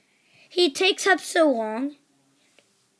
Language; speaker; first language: English; native; English